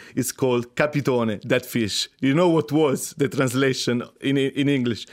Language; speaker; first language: English; non-native, fluent; Italian